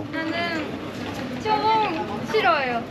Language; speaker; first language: Korean; non-native, learner; Japanese